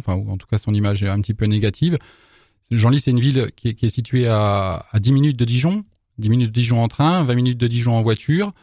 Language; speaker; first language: French; native; French